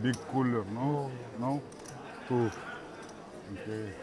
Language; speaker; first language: English; non-native, learner; Russian